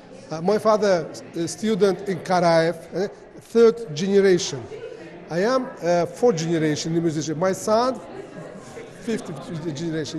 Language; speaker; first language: English; non-native, learner; Azerbaijani